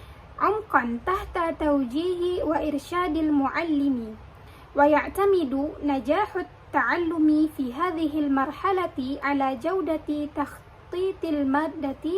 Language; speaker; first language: Arabic; non-native, learner; Indonesian